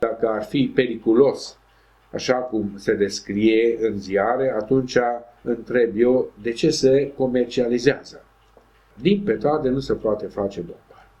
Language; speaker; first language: Romanian; non-native, local second language; Hungarian